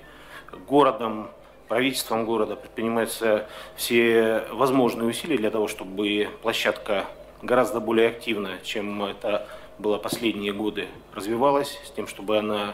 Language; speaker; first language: Russian; native; Russian